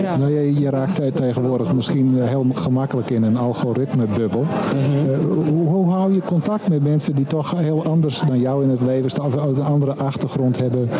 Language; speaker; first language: Dutch; non-native, local second language; Western Frisian